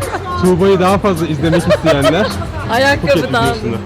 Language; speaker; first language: Turkish; native; Turkish